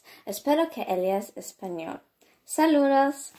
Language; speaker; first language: Spanish; non-native, learner; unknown